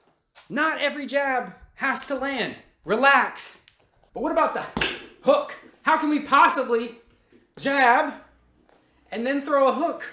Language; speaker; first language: English; native; English